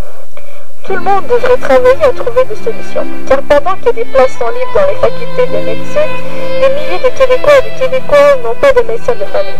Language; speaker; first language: French; native; French